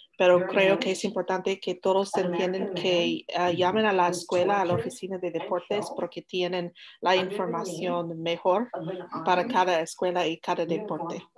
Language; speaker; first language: Spanish; non-native, learner; English